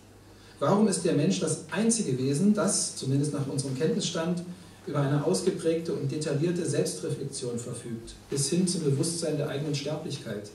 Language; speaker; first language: German; native; German